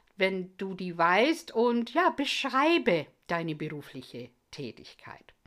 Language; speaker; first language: German; non-native, fluent; English